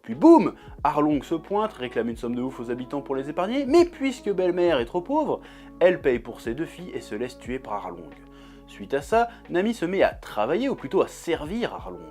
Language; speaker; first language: French; native; French